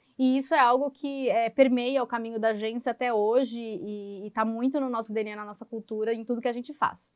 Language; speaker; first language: Portuguese; native; Portuguese